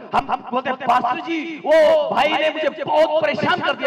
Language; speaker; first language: Hindi; native; Hindi